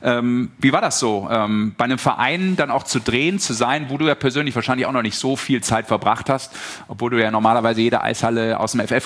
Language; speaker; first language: German; native; German